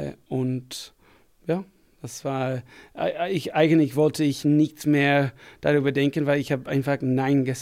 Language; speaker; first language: German; non-native, fluent; English